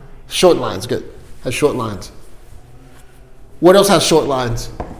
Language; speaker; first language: English; native; English